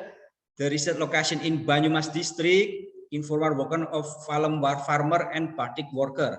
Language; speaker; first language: English; non-native, learner; Indonesian